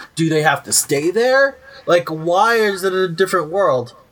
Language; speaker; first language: English; early bilingual, heritage; Spanish